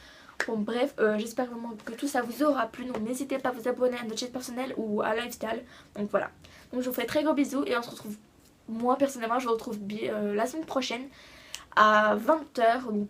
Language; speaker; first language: French; native; French